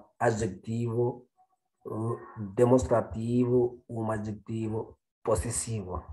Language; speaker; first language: Portuguese; non-native, fluent; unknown